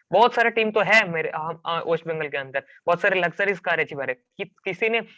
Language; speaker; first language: Hindi; non-native, local second language; Bangla